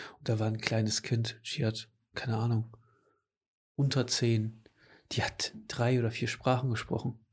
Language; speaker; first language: German; early bilingual, other home language; Portuguese